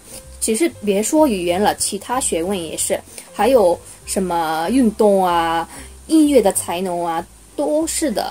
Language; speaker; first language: Chinese; non-native, fluent; Japanese